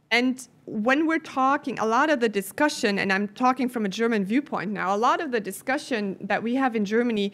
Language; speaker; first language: English; non-native, fluent; German